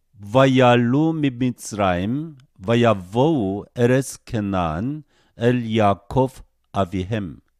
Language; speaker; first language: Hebrew; non-native, fluent; Korean